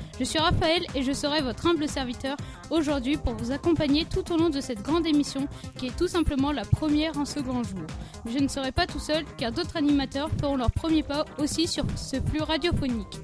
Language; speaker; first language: French; native; French